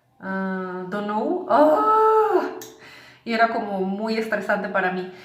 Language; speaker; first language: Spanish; native; Spanish